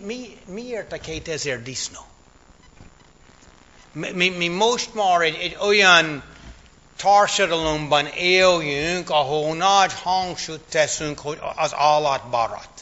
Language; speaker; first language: Hungarian; non-native, fluent; English